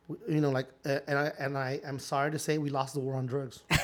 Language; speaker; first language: English; early bilingual, other home language; Spanish